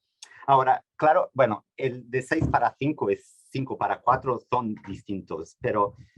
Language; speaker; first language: Spanish; non-native, fluent; Portuguese